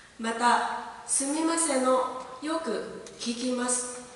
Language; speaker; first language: Japanese; non-native, learner; Vietnamese